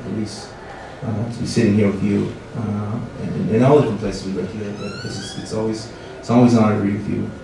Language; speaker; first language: English; native; English